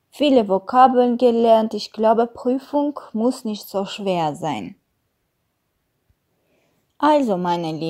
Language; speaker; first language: German; non-native, learner; Armenian